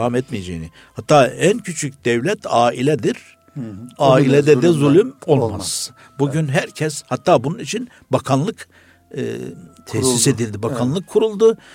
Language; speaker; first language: Turkish; native; Turkish